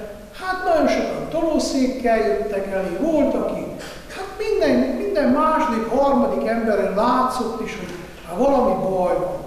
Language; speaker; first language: Hungarian; non-native, fluent; Italian